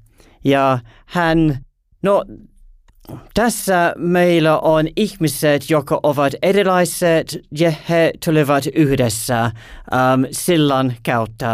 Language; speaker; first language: Finnish; non-native, learner; English